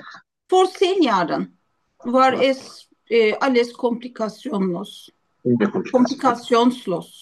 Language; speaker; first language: German; non-native, learner; Turkish